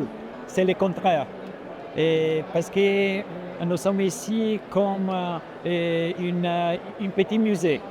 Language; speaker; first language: French; non-native, fluent; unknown